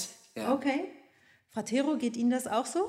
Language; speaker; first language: German; native; German